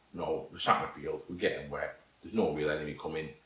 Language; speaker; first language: English; native; English